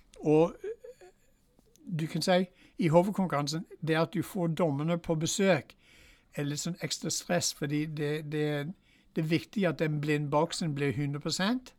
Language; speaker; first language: Norwegian; non-native, fluent; English